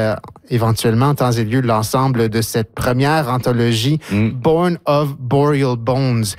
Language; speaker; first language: French; native; French